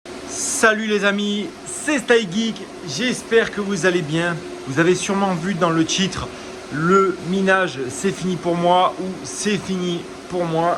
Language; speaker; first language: French; native; French